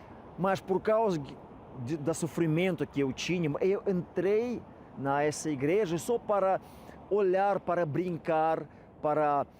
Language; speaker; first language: Portuguese; non-native, fluent; Russian